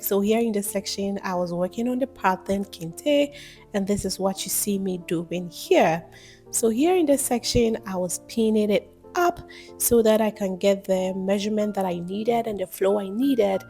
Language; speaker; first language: English; non-native, local second language; Akan